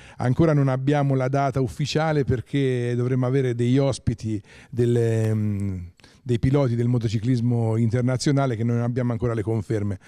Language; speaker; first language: Italian; native; Italian